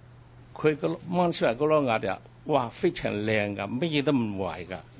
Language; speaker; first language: Cantonese; early bilingual, heritage; Cantonese